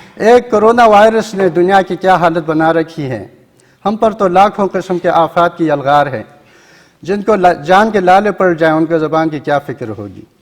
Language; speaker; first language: Urdu; non-native, local second language; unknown